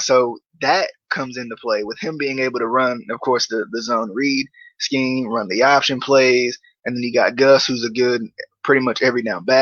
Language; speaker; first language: English; native; English